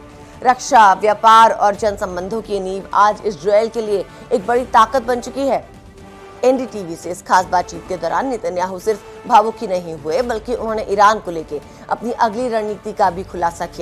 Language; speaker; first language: Hindi; native; Hindi